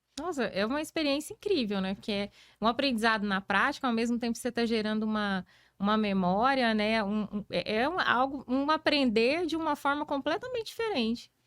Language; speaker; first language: Portuguese; native; Portuguese